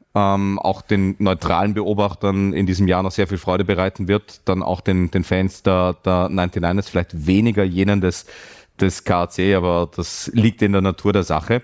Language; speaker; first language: German; native; German